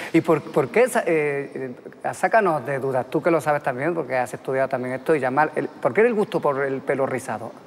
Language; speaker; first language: Spanish; native; Spanish